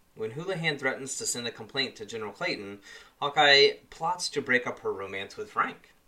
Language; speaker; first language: English; native; English